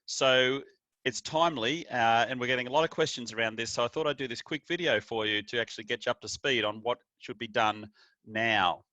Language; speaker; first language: English; native; English